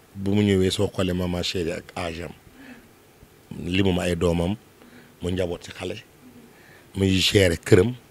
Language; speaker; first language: Wolof; non-native, local second language; Mandingo